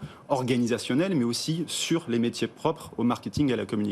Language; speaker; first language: French; native; French